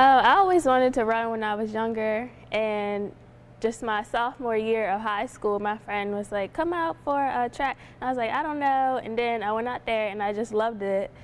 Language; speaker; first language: English; native; English